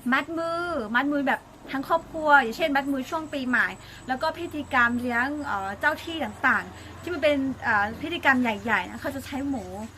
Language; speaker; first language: Thai; non-native, local second language; S'gaw Karen